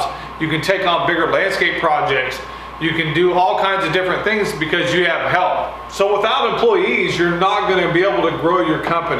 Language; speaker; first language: English; native; English